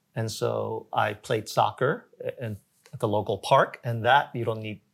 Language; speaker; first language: English; early bilingual, other home language; Korean